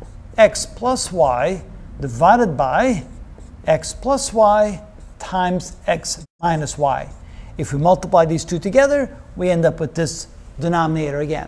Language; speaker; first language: English; native; English